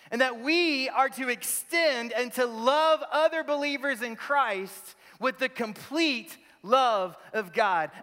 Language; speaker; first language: English; native; English